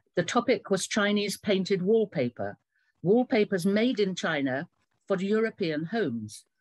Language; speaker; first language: English; native; English